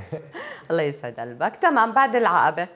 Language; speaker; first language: Arabic; native; Arabic